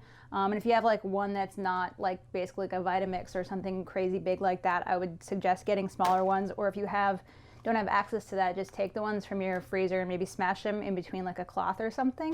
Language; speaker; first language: English; native; English